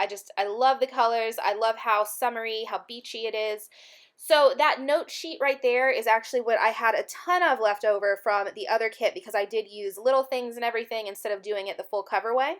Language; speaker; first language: English; native; English